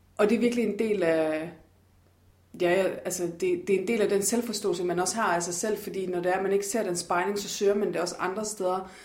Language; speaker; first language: Danish; native; Danish